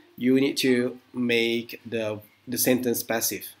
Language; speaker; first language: English; non-native, fluent; Indonesian